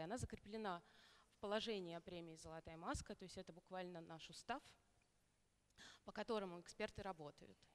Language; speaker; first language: Russian; native; Russian